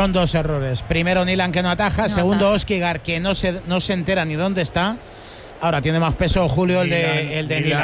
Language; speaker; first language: Spanish; native; Spanish